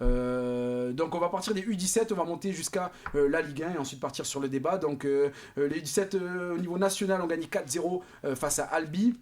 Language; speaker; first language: French; native; French